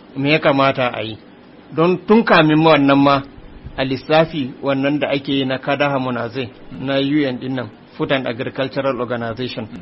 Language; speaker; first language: Hausa; native; Hausa